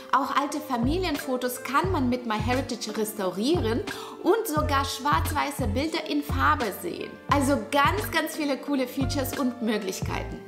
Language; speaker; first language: German; non-native, fluent; Russian